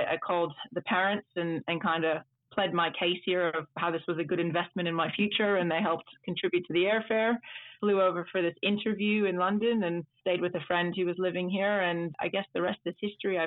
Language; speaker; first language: English; early bilingual, other home language; Dutch